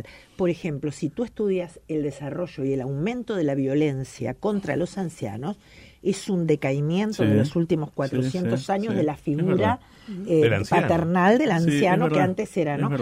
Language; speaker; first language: Spanish; native; Spanish